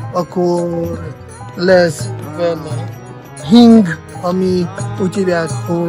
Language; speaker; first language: Hungarian; non-native, fluent; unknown